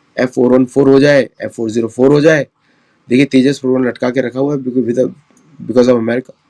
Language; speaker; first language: Hindi; native; Hindi